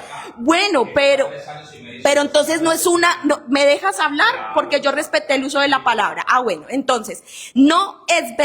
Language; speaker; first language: Spanish; native; Spanish